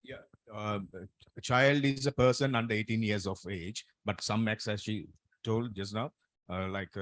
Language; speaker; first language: English; non-native, local second language; Sinhala